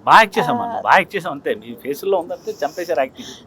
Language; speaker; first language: Telugu; native; Telugu